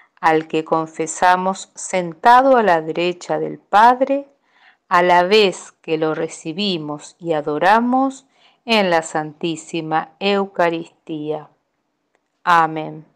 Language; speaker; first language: Spanish; native; Spanish